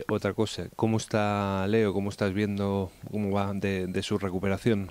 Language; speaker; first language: Spanish; native; Spanish